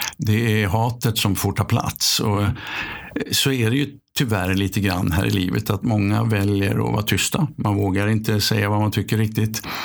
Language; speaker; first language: Swedish; native; Swedish